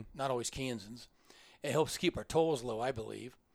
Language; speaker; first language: English; native; English